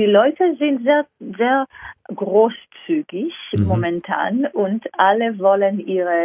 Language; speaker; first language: German; non-native, fluent; Hebrew